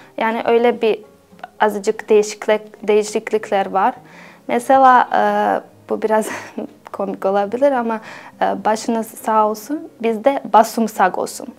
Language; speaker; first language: Turkish; non-native, fluent; Bosnian